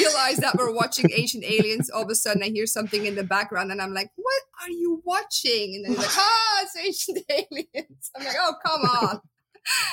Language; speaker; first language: English; non-native, fluent; Dutch